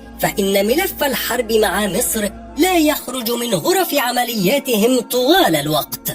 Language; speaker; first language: Arabic; native; Arabic